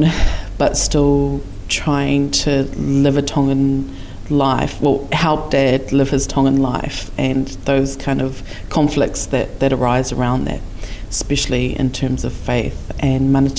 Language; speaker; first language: English; native; English